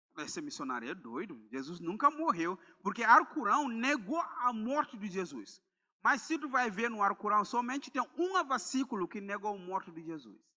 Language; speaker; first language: Portuguese; non-native, fluent; Mandingo